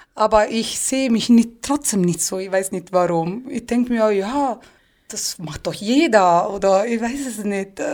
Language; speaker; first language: German; non-native, fluent; Italian